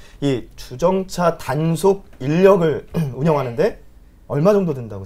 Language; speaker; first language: Korean; native; Korean